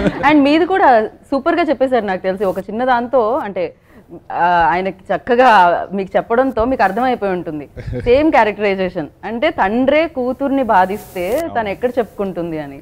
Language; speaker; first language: Telugu; native; Telugu